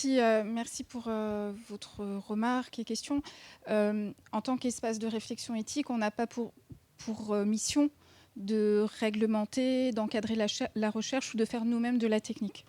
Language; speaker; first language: French; native; French